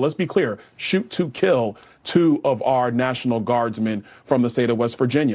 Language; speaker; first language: English; native; English